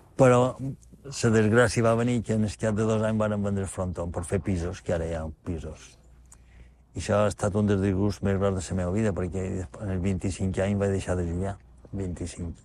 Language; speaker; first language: Catalan; native; Catalan